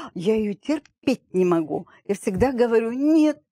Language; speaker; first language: Russian; native; Russian